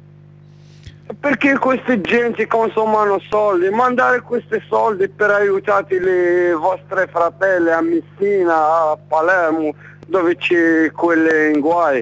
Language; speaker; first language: Italian; non-native, learner; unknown